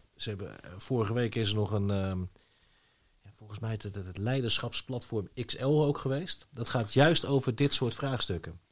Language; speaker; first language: Dutch; native; Dutch